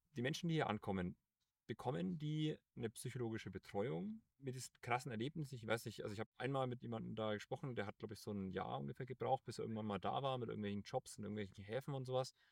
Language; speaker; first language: German; native; German